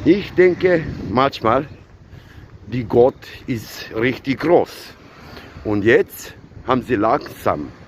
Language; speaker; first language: German; non-native, learner; Serbian